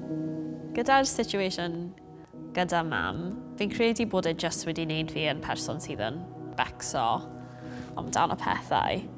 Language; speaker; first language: Welsh; non-native, local second language; English